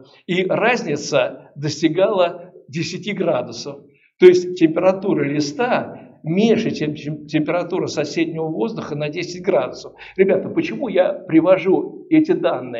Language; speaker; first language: Russian; native; Russian